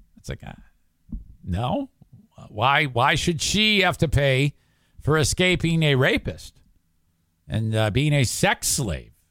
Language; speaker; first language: English; native; English